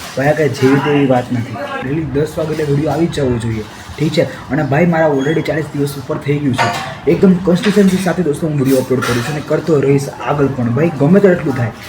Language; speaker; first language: Gujarati; native; Gujarati